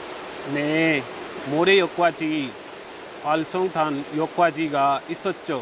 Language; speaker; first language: Korean; non-native, learner; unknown